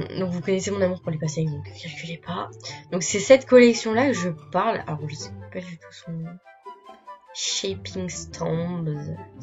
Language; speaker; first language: French; early bilingual, other home language; Portuguese